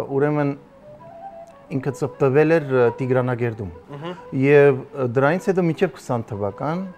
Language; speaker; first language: Armenian; early bilingual, heritage; Armenian